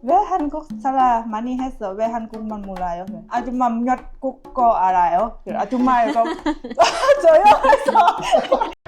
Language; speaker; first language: Korean; non-native, learner; Lao